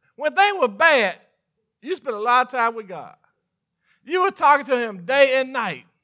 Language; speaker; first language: English; native; English